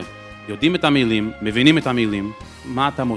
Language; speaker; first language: Hebrew; early bilingual, heritage; English